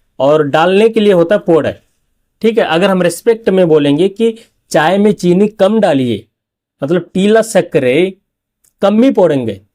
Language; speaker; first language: Hindi; native; Hindi